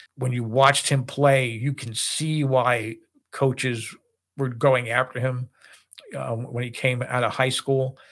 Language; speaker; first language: English; native; English